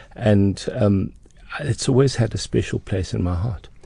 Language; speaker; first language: English; native; English